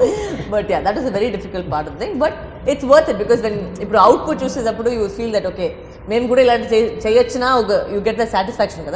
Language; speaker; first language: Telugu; non-native, fluent; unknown